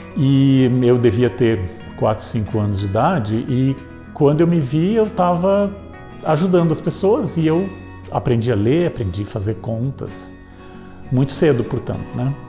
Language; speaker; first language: Portuguese; native; Portuguese